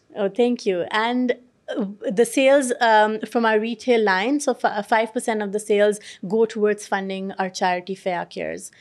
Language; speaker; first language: English; non-native, local second language; Urdu